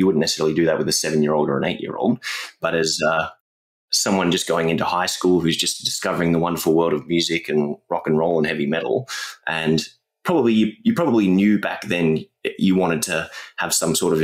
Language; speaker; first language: English; native; English